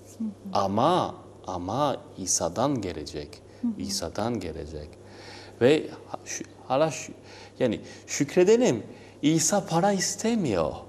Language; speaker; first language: Turkish; non-native, learner; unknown